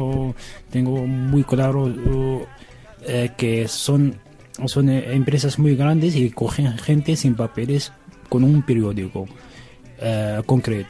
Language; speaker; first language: Spanish; non-native, learner; Arabic